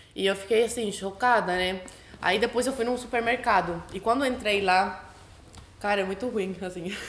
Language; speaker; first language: Portuguese; early bilingual, other home language; Spanish